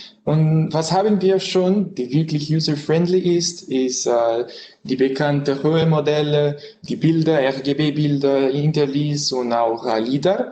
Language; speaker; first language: German; non-native, learner; French